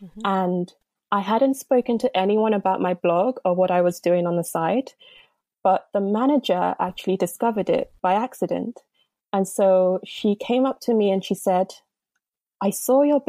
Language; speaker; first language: English; non-native, local second language; Yoruba